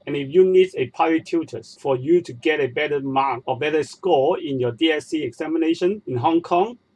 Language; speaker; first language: English; non-native, local second language; Chinese